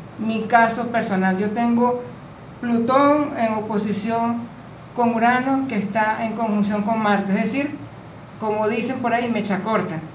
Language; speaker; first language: Spanish; native; Spanish